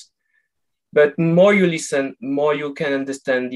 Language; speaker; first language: English; non-native, fluent; French